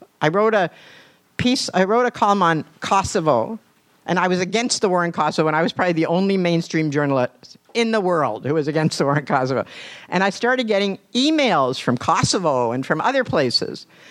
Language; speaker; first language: English; native; English